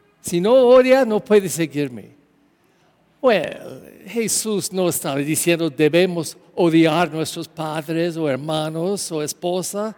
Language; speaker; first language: Spanish; non-native, learner; English